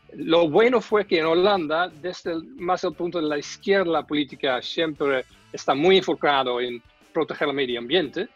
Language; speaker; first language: Spanish; non-native, fluent; Dutch